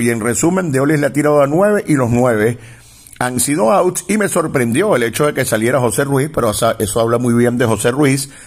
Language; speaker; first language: Spanish; native; Spanish